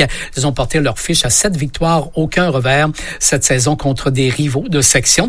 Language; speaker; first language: French; native; French